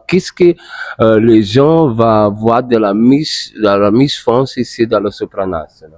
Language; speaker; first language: French; non-native, learner; Portuguese